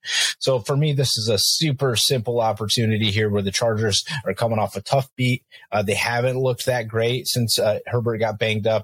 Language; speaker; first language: English; native; English